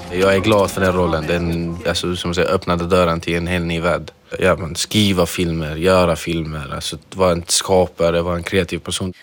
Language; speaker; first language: Swedish; non-native, fluent; Arabic